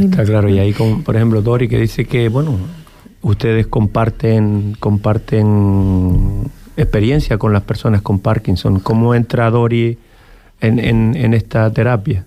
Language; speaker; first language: Spanish; native; Spanish